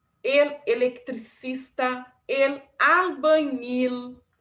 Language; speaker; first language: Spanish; non-native, fluent; Portuguese